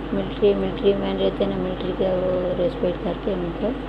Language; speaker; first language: Hindi; non-native, local second language; Tamil